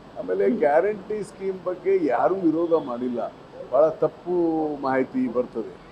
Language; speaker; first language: Kannada; native; Kannada